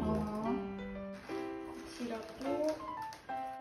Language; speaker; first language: Japanese; non-native, learner; German